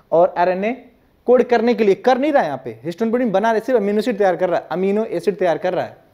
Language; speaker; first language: Hindi; non-native, local second language; Gujarati